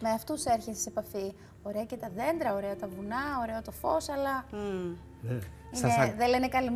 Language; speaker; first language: Greek; native; Greek